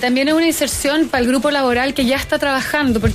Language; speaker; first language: Spanish; native; Spanish